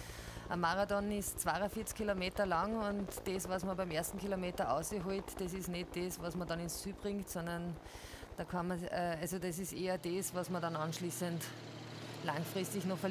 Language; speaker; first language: German; native; German